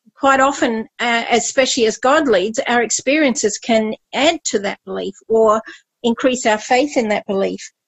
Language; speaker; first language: English; native; English